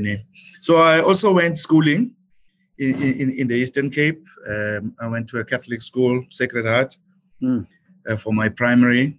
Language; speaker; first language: English; non-native, local second language; Zulu